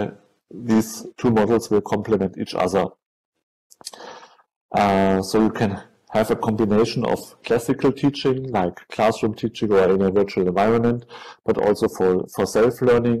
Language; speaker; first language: English; non-native, fluent; German